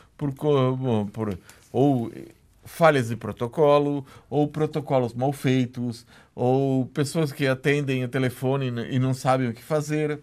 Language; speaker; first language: Portuguese; native; Portuguese